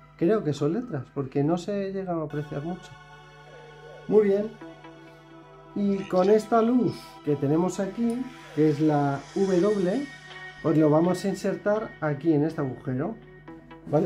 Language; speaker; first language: Spanish; native; Spanish